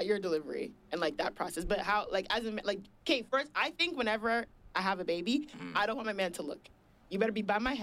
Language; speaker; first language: English; native; English